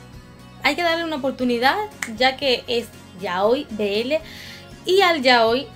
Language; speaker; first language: Spanish; native; Spanish